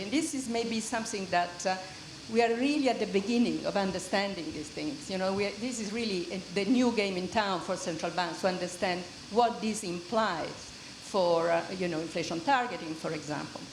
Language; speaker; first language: English; non-native, fluent; German